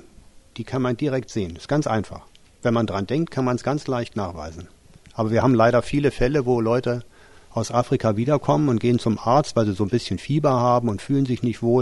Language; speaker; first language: German; native; German